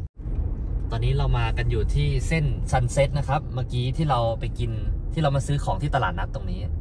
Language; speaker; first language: Thai; native; Thai